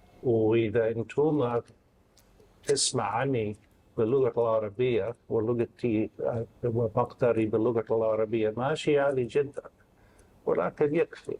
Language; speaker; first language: Arabic; non-native, fluent; English